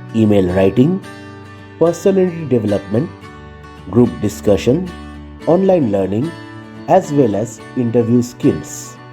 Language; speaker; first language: English; non-native, local second language; Bangla